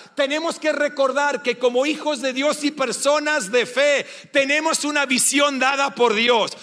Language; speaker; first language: Spanish; non-native, fluent; English